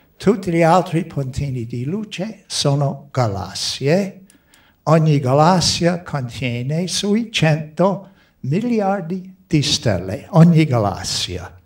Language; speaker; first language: Italian; non-native, fluent; English